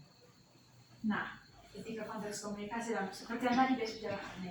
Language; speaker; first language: Indonesian; native; Indonesian